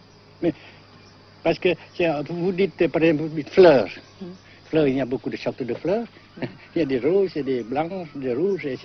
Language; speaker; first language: French; non-native, local second language; Vietnamese